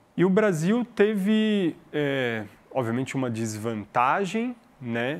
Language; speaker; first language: Portuguese; early bilingual, other home language; Arabic